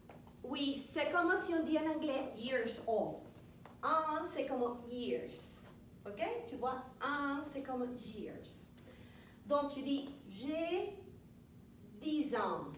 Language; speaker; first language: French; non-native, fluent; Spanish